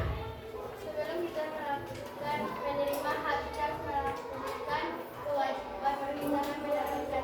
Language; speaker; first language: Indonesian; native; Indonesian